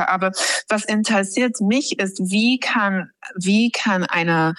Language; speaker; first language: German; non-native, fluent; English